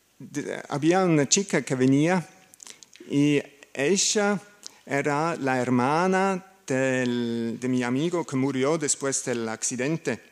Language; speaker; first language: Spanish; non-native, learner; German